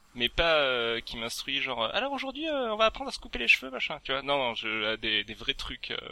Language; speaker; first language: French; native; French